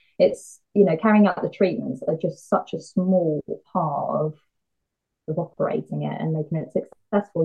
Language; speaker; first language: English; native; English